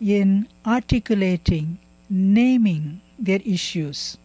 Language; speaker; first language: English; non-native, local second language; Tamil